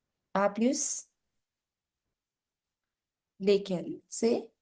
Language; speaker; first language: French; non-native, fluent; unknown